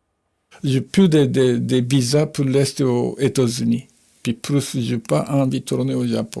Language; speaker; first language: French; non-native, fluent; Japanese